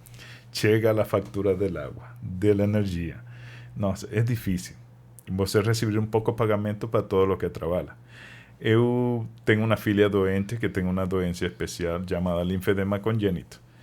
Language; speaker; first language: Portuguese; non-native, learner; Spanish